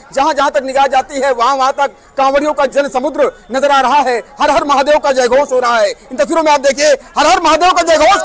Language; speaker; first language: Hindi; native; Hindi